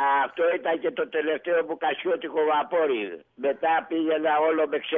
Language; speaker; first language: Greek; native; Greek